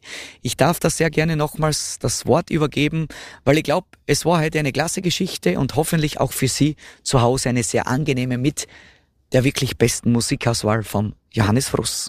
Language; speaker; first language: German; native; German